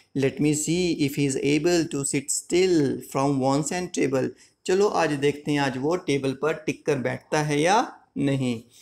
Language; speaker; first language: Hindi; native; Hindi